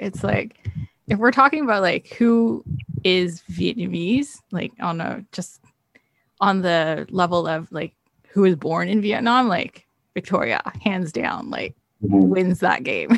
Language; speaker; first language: English; native; English